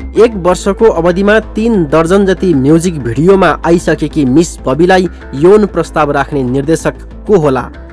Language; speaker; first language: Nepali; native; Nepali